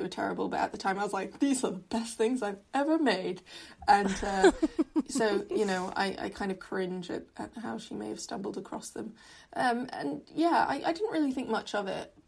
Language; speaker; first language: English; non-native, local second language; Cantonese